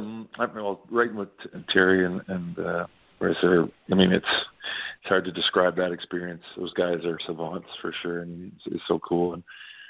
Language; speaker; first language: English; native; English